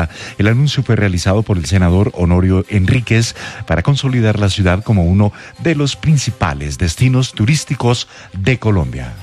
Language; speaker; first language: Spanish; native; Spanish